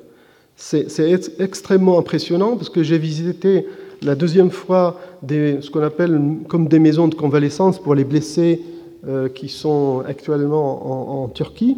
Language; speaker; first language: French; non-native, fluent; Arabic